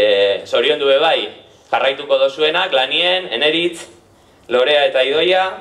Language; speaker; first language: Basque; native; Basque